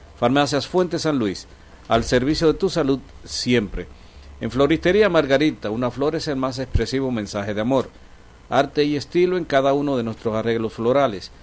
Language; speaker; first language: Spanish; native; Spanish